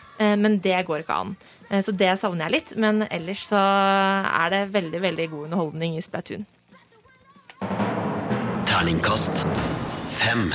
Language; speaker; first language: Norwegian; native; Norwegian